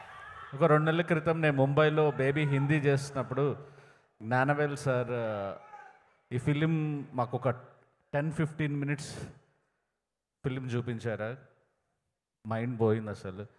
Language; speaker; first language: Telugu; non-native, learner; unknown